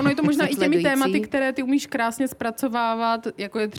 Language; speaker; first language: Czech; native; Czech